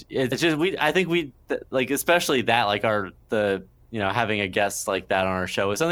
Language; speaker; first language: English; native; English